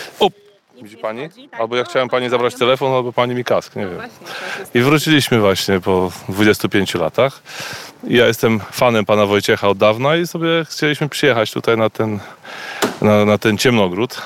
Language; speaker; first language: Polish; native; Polish